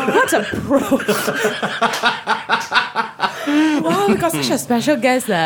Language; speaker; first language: English; non-native, local second language; Chinese